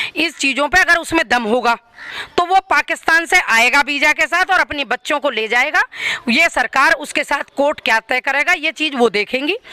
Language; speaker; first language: Hindi; native; Hindi